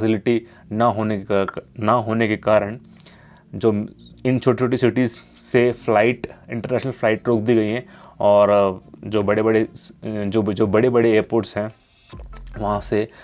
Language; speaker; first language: Hindi; native; Hindi